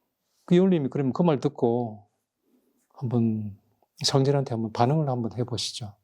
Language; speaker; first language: Korean; native; Korean